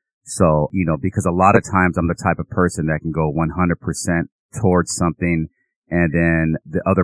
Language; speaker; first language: English; native; English